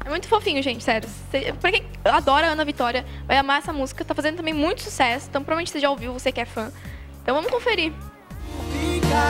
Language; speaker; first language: Portuguese; native; Portuguese